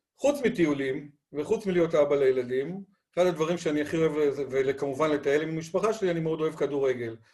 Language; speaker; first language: Hebrew; non-native, fluent; Spanish